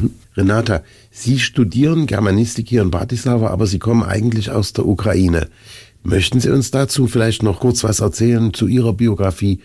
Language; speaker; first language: German; native; German